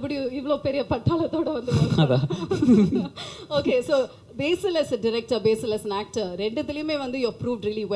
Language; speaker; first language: Tamil; native; Tamil